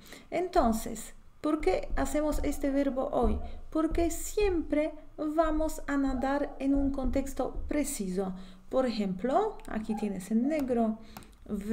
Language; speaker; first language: Spanish; non-native, fluent; Polish